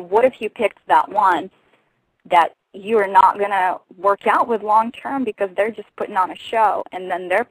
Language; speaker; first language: English; non-native, fluent; Russian